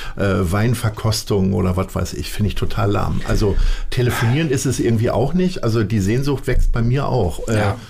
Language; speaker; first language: German; native; German